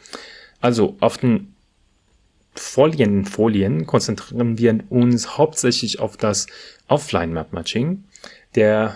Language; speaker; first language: German; non-native, fluent; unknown